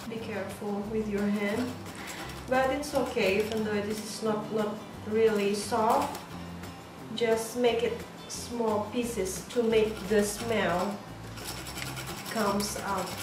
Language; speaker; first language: English; non-native, learner; Indonesian